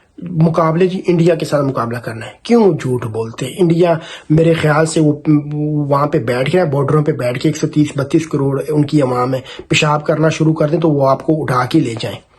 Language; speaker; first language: Urdu; non-native, local second language; Punjabi